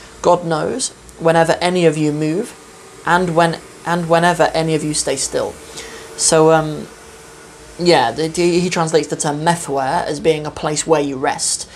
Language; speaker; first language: English; native; English